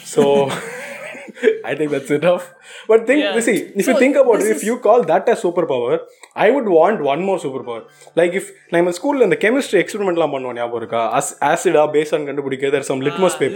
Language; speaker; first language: English; non-native, local second language; Tamil